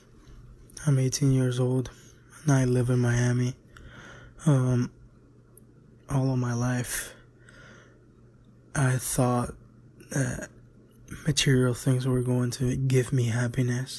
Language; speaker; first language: English; native; English